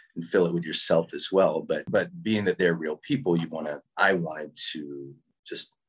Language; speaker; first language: English; native; English